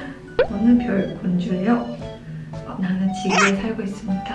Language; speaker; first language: Korean; non-native, fluent; Japanese